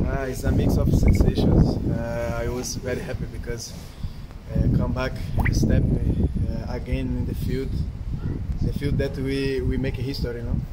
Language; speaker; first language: English; non-native, fluent; Portuguese